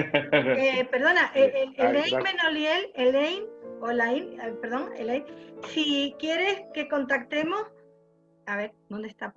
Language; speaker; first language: Spanish; native; Spanish